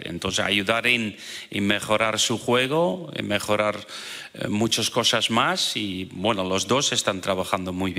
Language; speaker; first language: Spanish; non-native, fluent; Dutch